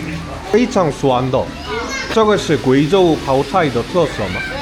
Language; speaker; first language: Chinese; non-native, learner; Korean